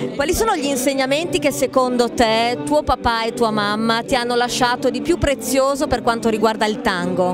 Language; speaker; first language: Italian; native; Italian